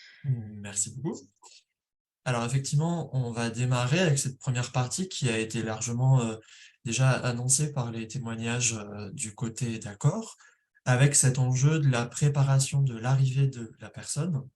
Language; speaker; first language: French; native; French